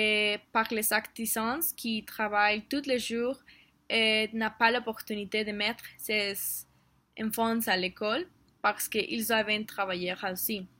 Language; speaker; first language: French; non-native, learner; Spanish